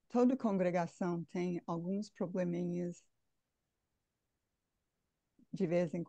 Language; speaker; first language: Portuguese; non-native, fluent; English